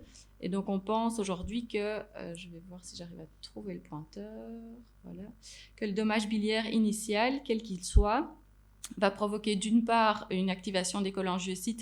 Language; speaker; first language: French; native; French